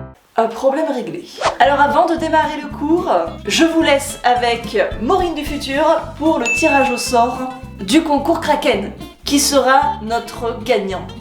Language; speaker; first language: French; native; French